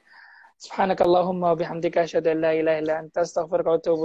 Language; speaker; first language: Arabic; non-native, fluent; Indonesian